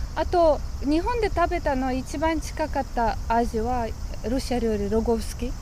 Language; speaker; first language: Japanese; non-native, fluent; Romanian